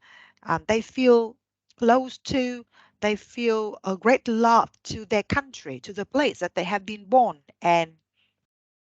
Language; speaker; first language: English; non-native, fluent; Vietnamese